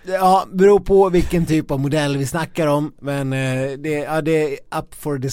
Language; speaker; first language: Swedish; native; Swedish